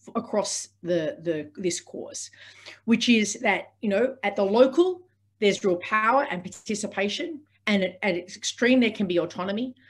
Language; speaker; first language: English; native; English